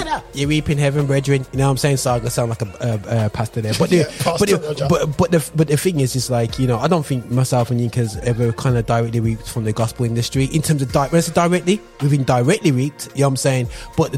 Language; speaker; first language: English; native; English